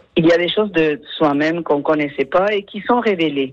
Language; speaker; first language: French; non-native, fluent; Spanish